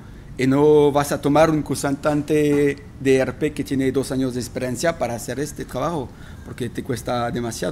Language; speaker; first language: Spanish; non-native, fluent; French